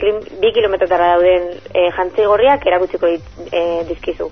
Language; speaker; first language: Basque; non-native, local second language; Spanish